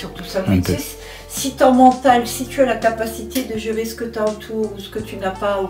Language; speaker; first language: French; native; French